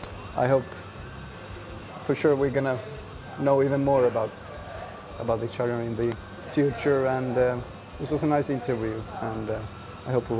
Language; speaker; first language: English; non-native, fluent; Finnish